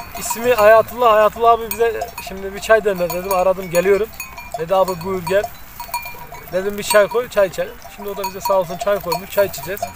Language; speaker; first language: Turkish; native; Turkish